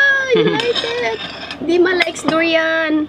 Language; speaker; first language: English; non-native, learner; Cebuano